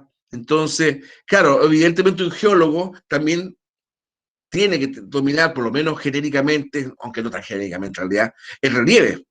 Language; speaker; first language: Spanish; native; Spanish